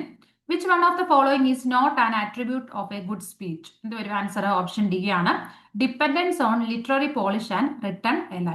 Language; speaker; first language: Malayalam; native; Malayalam